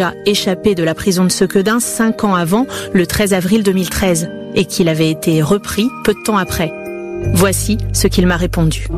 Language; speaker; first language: French; native; French